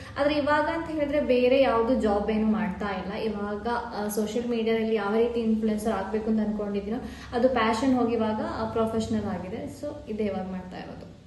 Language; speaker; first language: Kannada; non-native, local second language; Malayalam